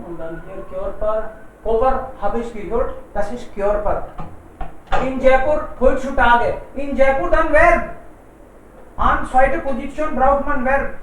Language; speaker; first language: German; non-native, fluent; Hindi